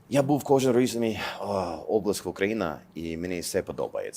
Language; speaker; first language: Ukrainian; non-native, learner; English